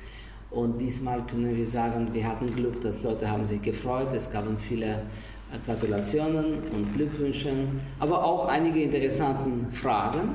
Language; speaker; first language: German; non-native, fluent; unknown